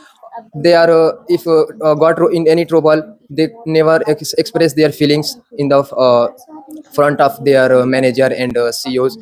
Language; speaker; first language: English; non-native, learner; Hindi